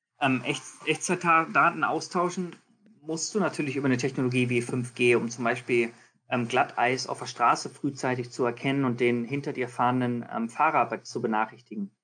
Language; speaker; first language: German; early bilingual, heritage; German